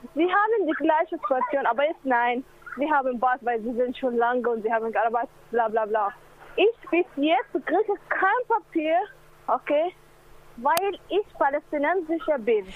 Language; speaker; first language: German; non-native, learner; Arabic